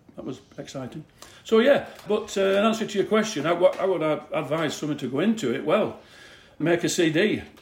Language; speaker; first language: English; native; English